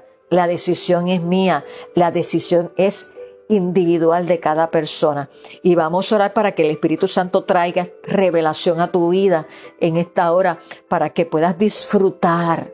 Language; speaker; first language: Spanish; native; Spanish